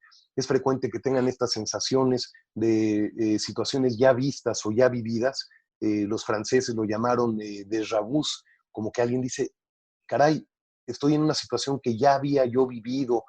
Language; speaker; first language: Spanish; native; Spanish